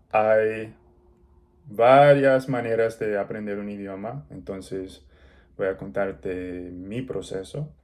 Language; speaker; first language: Spanish; non-native, learner; English